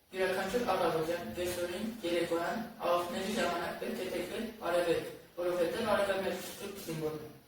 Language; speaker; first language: Armenian; non-native, local second language; Kurdish